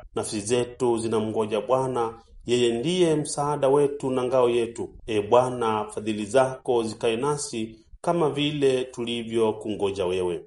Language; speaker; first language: Swahili; native; Swahili